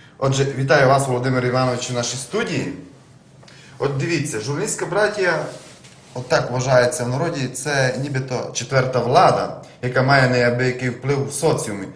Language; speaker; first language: Ukrainian; native; Ukrainian